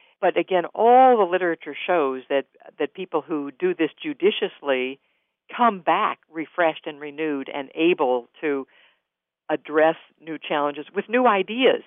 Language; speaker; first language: English; native; English